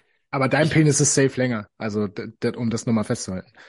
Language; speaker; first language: German; native; German